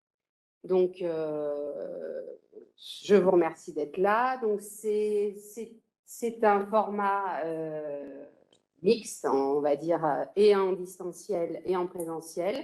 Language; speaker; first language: French; native; French